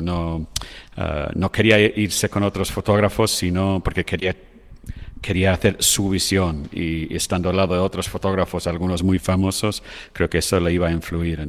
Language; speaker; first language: Spanish; non-native, fluent; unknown